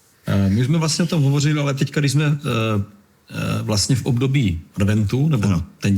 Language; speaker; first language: Czech; native; Czech